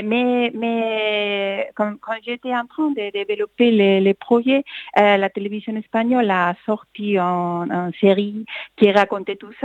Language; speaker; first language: French; non-native, fluent; Spanish